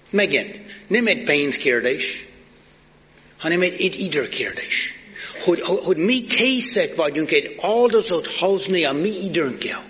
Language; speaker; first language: Hungarian; non-native, fluent; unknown